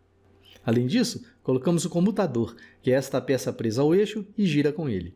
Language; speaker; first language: Portuguese; native; Portuguese